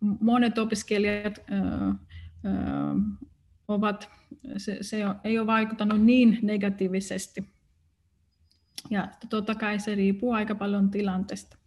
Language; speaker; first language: Finnish; non-native, fluent; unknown